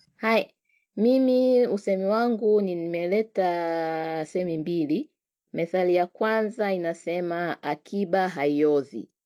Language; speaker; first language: Swahili; native; Swahili